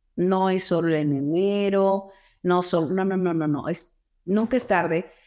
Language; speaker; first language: Spanish; native; Spanish